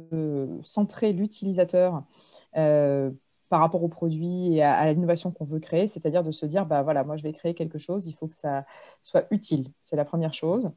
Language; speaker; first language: French; native; French